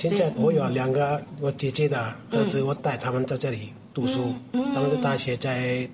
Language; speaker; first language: Chinese; non-native, learner; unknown